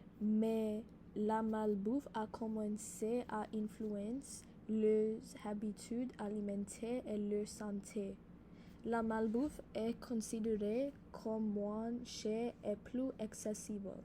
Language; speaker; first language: French; non-native, learner; English